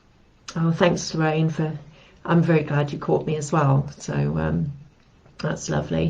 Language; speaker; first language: English; native; English